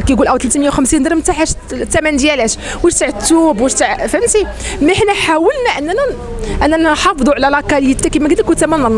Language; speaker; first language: Arabic; native; Arabic